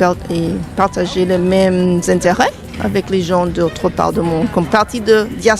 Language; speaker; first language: French; non-native, fluent; English